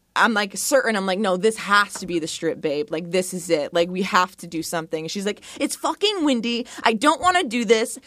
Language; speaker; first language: English; native; English